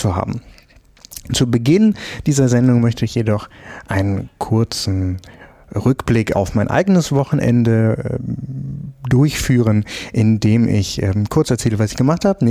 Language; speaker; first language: German; native; German